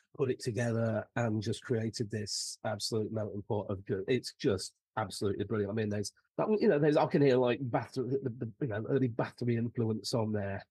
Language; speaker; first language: English; native; English